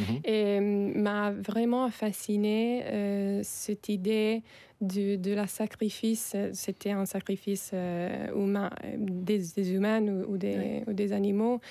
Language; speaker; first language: French; non-native, fluent; Italian